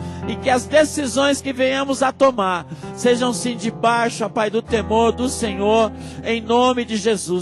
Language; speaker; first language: Portuguese; native; Portuguese